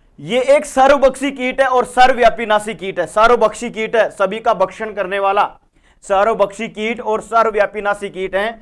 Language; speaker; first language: Hindi; native; Hindi